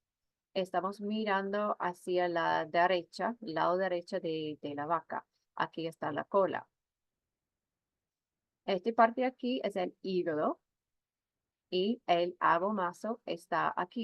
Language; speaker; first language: Spanish; non-native, fluent; English